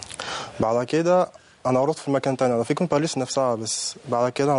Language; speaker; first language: Arabic; non-native, learner; French